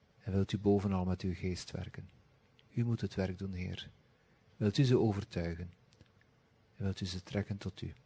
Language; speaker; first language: Dutch; native; Dutch